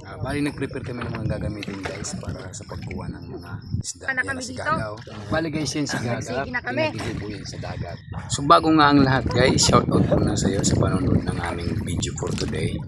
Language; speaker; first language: Filipino; non-native, local second language; Bikol